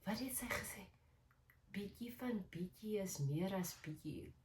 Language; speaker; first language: Afrikaans; non-native, learner; English